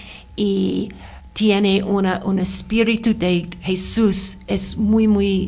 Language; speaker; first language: Spanish; non-native, learner; English